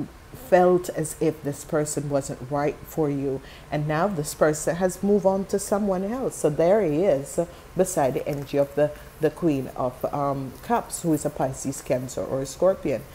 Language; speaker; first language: English; non-native, fluent; Dutch